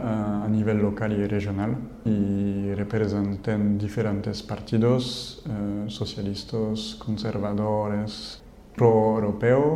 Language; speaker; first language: Spanish; non-native, fluent; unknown